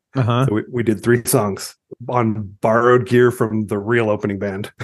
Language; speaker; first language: English; native; English